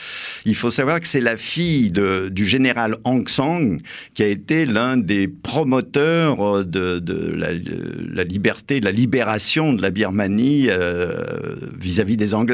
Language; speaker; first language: French; native; French